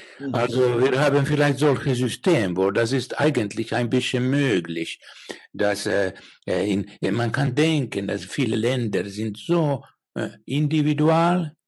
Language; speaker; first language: German; non-native, learner; Finnish